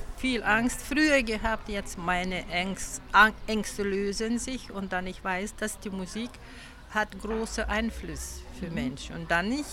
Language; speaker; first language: German; non-native, learner; Lithuanian